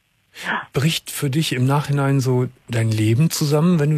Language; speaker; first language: German; native; German